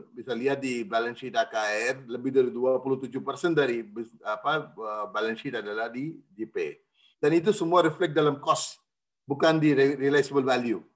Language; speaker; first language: Indonesian; non-native, fluent; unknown